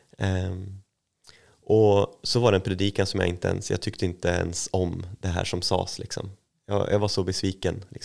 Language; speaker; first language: Swedish; native; Swedish